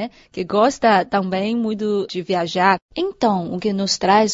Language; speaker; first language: Portuguese; non-native, fluent; Chinese